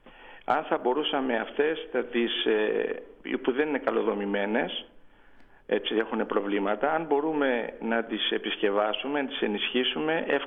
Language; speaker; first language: Greek; native; Greek